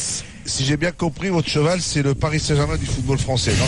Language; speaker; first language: French; native; French